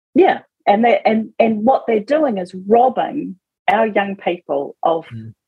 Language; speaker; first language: English; native; English